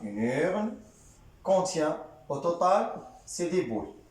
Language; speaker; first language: French; non-native, local second language; Arabic